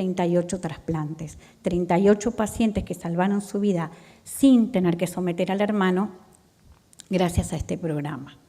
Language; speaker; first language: Spanish; native; Spanish